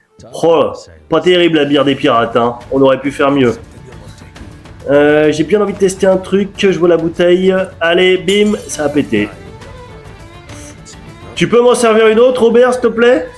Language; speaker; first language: French; native; French